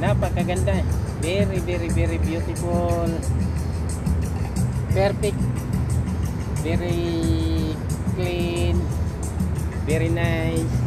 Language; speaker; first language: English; non-native, local second language; Filipino